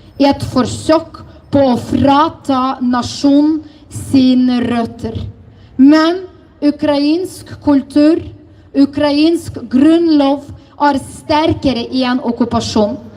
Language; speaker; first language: Norwegian; non-native, fluent; Ukrainian